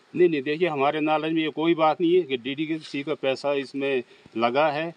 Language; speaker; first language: Hindi; native; Hindi